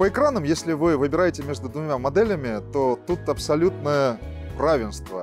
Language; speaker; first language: Russian; native; Russian